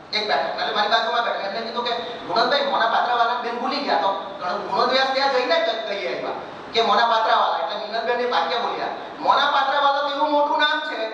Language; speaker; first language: Gujarati; native; Gujarati